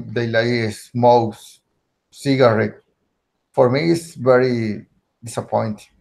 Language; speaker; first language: English; non-native, learner; Spanish